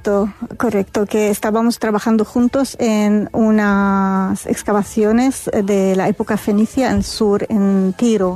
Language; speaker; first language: Spanish; non-native, fluent; Arabic